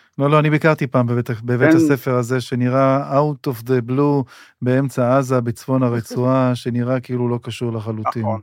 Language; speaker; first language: Hebrew; native; Hebrew